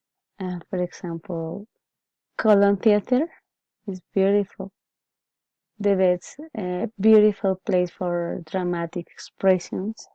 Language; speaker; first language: English; non-native, learner; Spanish